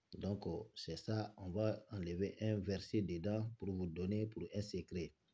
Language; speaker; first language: French; non-native, local second language; Bambara